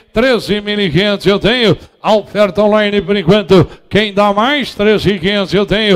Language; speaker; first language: Portuguese; native; Portuguese